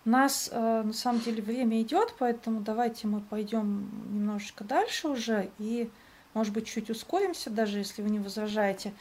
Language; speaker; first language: Russian; native; Russian